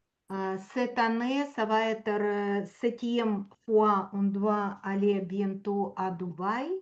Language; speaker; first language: French; non-native, fluent; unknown